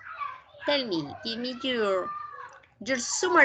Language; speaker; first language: English; non-native, fluent; Spanish